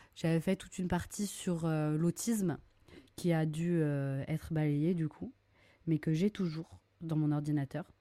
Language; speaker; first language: French; native; French